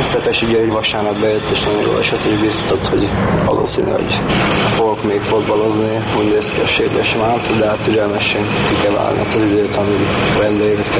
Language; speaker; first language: Hungarian; native; Hungarian